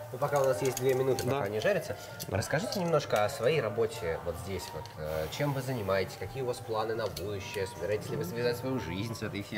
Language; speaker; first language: Russian; native; Russian